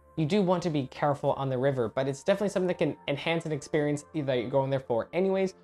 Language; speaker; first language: English; native; English